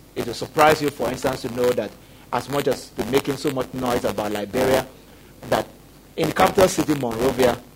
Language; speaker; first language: English; non-native, local second language; Yoruba